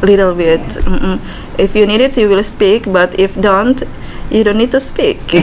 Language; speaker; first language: English; non-native, learner; Indonesian